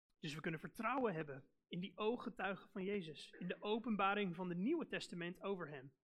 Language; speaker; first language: Dutch; non-native, fluent; English